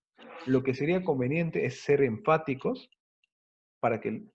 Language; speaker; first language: Spanish; native; Spanish